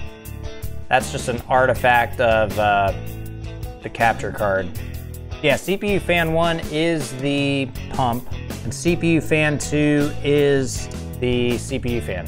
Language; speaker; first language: English; native; English